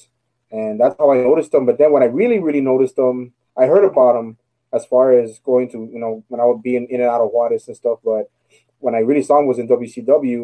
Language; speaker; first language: English; native; English